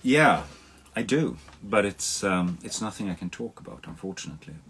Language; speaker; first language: English; non-native, fluent; Swedish